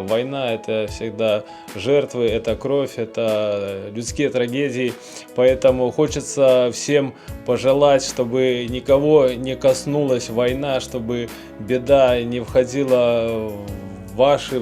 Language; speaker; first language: Russian; native; Russian